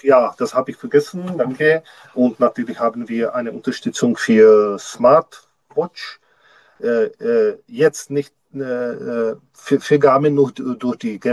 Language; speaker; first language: German; non-native, learner; Czech